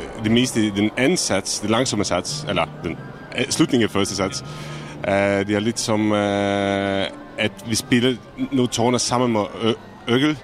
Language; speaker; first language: Danish; non-native, fluent; Czech